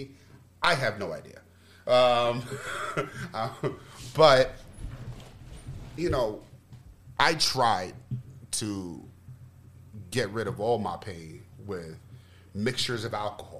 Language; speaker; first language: English; native; English